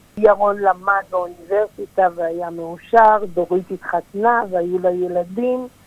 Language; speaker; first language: Hebrew; early bilingual, other home language; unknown